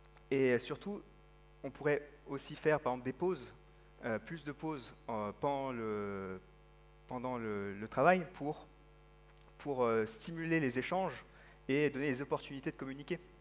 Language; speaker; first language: French; native; French